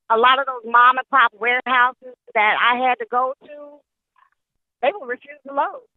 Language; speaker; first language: English; native; English